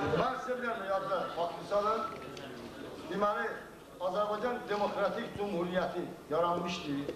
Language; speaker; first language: Azerbaijani; non-native, local second language; Talysh